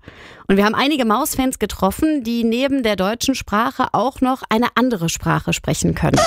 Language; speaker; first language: German; native; German